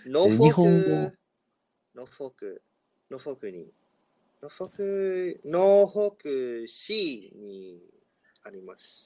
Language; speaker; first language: Japanese; non-native, learner; Spanish